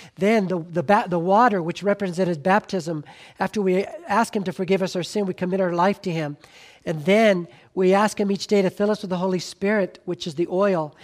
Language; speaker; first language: English; native; English